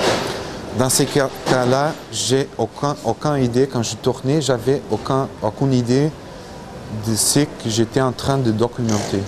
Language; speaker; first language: French; non-native, fluent; Portuguese